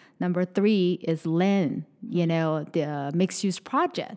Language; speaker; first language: English; non-native, fluent; Chinese